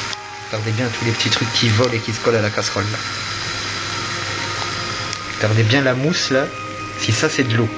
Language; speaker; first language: French; native; French